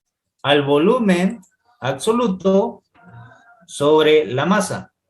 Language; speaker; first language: Spanish; native; Spanish